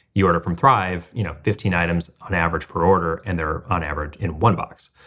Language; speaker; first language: English; native; English